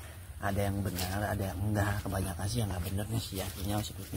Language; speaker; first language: Indonesian; native; Indonesian